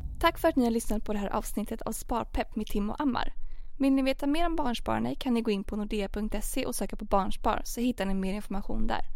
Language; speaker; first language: Swedish; native; Swedish